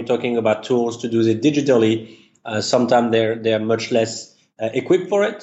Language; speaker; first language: English; non-native, fluent; French